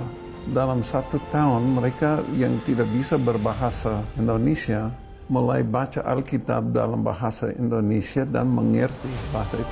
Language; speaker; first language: Indonesian; non-native, fluent; English